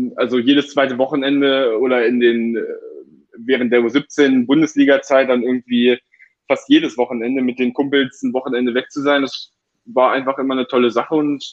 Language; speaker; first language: German; native; German